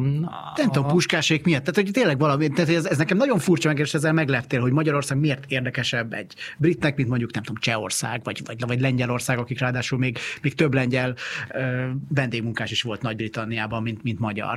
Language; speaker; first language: Hungarian; native; Hungarian